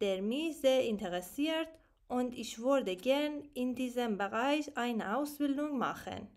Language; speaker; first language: German; non-native, learner; Persian